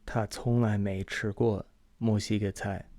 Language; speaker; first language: Chinese; non-native, fluent; English